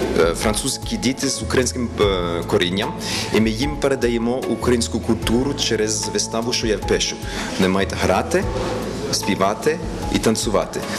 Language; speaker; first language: Ukrainian; early bilingual, heritage; Ukrainian